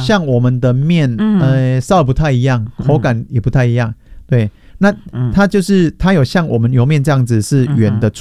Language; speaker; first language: Chinese; native; Chinese